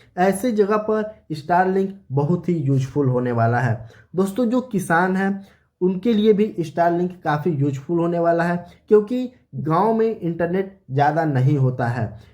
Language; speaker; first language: Hindi; native; Hindi